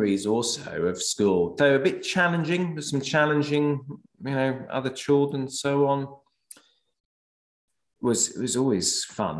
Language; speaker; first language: English; native; English